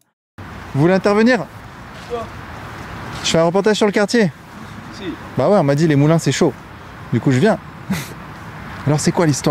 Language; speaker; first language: French; native; French